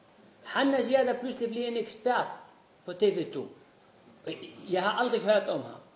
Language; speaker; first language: Danish; non-native, fluent; Arabic